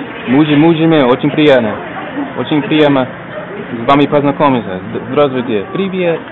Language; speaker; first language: Russian; non-native, learner; English